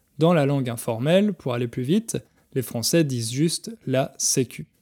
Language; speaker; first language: French; native; French